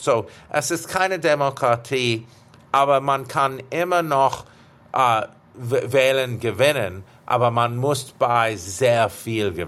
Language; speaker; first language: German; non-native, fluent; English